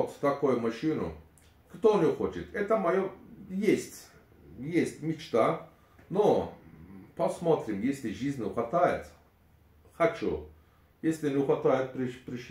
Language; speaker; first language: Russian; non-native, learner; Turkish